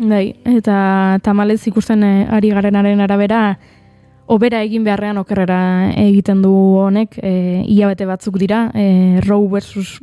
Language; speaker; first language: Basque; native; Basque